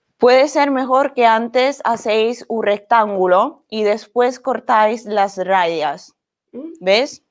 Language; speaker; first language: Spanish; non-native, fluent; Italian